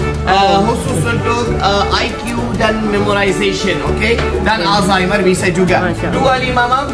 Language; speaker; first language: Indonesian; non-native, fluent; Turkish